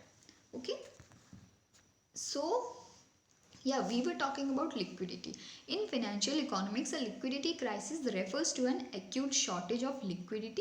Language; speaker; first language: English; non-native, local second language; Hindi